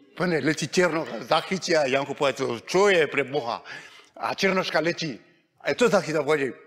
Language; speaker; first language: Slovak; non-native, fluent; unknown